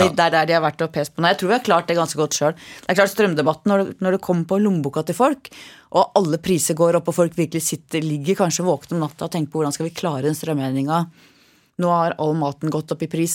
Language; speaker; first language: Norwegian; native; Norwegian